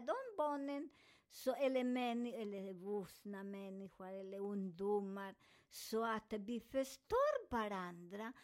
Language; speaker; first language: Swedish; non-native, fluent; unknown